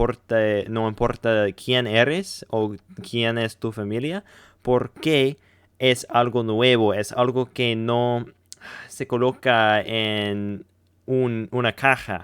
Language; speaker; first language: Spanish; non-native, learner; English